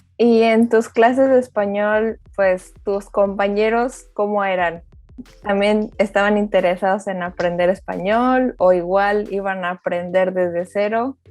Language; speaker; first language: Spanish; native; Spanish